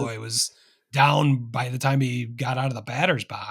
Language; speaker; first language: English; native; English